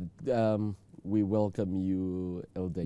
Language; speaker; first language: English; non-native, local second language; Shona